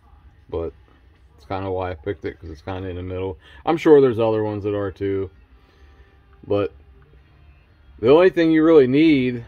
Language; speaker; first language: English; native; English